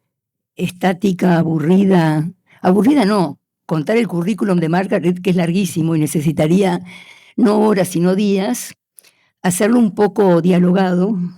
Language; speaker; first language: Spanish; native; Spanish